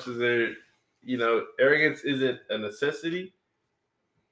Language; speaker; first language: English; native; English